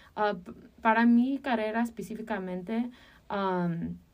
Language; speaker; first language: Spanish; early bilingual, heritage; Spanish